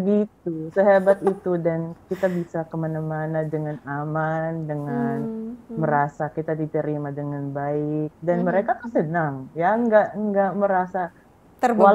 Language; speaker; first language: Indonesian; non-native, fluent; Filipino